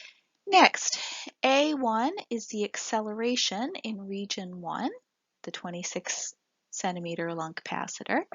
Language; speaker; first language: English; native; English